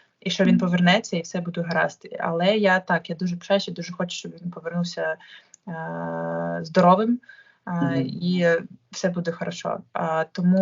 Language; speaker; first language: Ukrainian; non-native, local second language; Russian